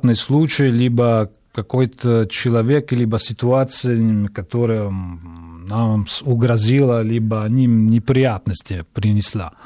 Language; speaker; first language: Russian; non-native, fluent; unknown